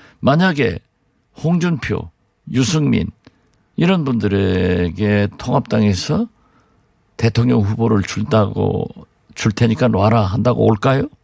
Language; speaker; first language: Korean; native; Korean